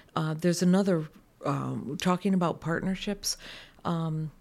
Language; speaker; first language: English; native; English